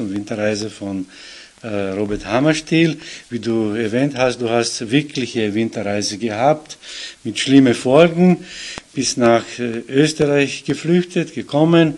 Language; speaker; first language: German; non-native, fluent; Serbian